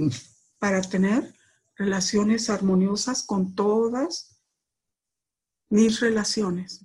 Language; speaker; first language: Spanish; native; Spanish